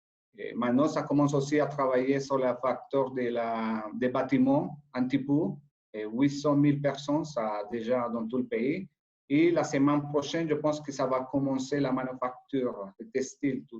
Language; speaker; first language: French; non-native, fluent; Spanish